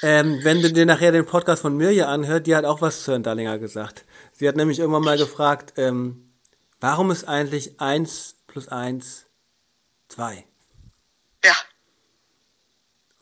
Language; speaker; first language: German; native; German